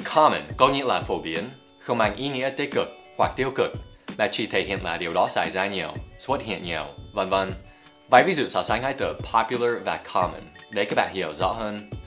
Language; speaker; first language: Vietnamese; non-native, fluent; English